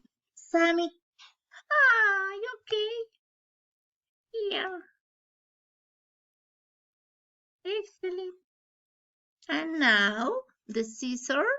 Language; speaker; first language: English; non-native, learner; Spanish